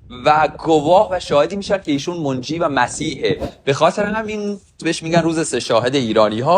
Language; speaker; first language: Persian; native; Persian